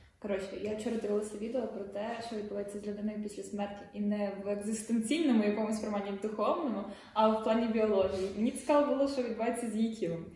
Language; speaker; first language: Ukrainian; non-native, local second language; Russian